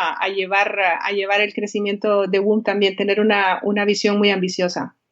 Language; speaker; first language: Spanish; native; Spanish